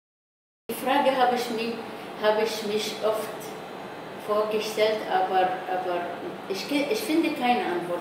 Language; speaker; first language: German; non-native, fluent; Arabic